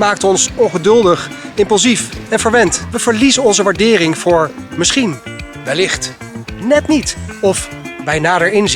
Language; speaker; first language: Dutch; native; Dutch